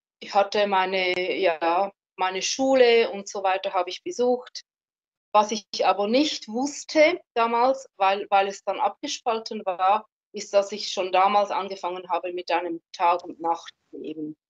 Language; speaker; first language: German; non-native, local second language; French